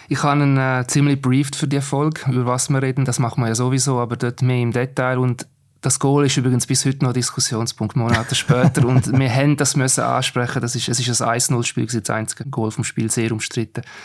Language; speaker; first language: German; native; German